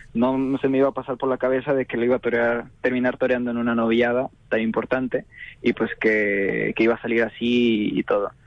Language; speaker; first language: Spanish; native; Spanish